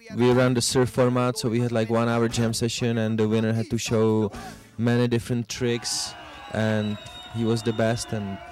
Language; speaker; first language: English; non-native, fluent; Czech